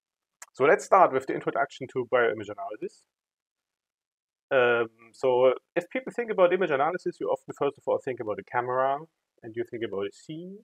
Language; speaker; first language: English; non-native, fluent; German